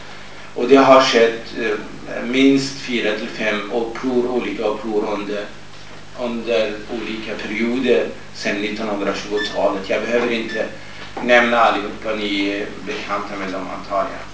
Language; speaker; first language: Swedish; non-native, fluent; Kurdish